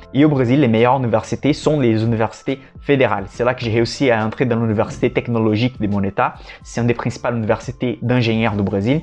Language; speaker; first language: French; non-native, fluent; Portuguese